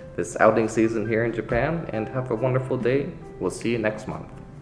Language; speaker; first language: English; native; English